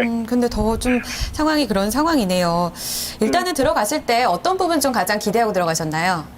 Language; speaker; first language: Korean; native; Korean